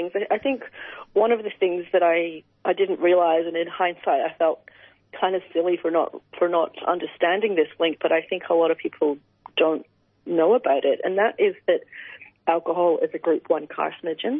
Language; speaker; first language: English; native; English